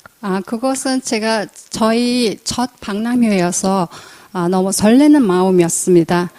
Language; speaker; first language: Korean; non-native, fluent; Mongolian